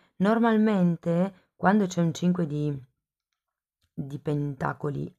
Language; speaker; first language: Italian; native; Italian